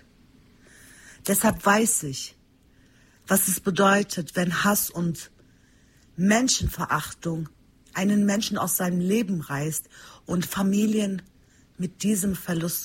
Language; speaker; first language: German; early bilingual, other home language; Turkish